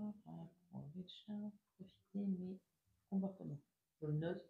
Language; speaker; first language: French; native; French